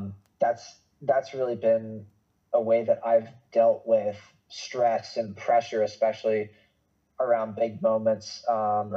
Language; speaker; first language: English; native; English